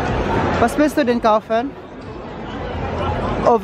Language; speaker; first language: German; non-native, learner; Filipino